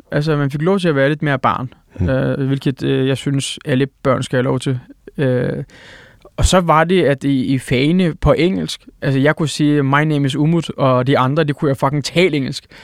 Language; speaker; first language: Danish; early bilingual, other home language; Turkish